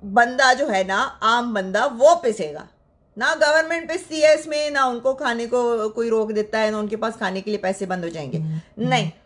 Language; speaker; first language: Urdu; native; Urdu